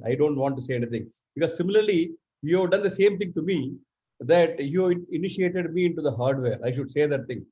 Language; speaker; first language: English; non-native, local second language; Tamil